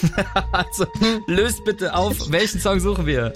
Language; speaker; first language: German; native; German